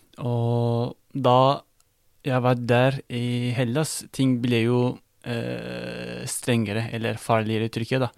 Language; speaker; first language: Norwegian; non-native, fluent; Turkish